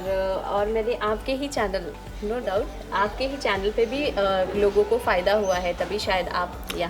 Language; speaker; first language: Hindi; native; Hindi